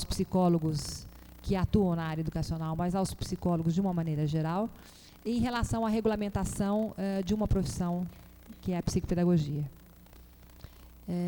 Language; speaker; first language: Portuguese; native; Portuguese